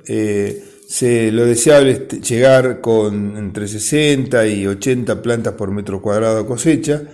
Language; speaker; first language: Spanish; native; Spanish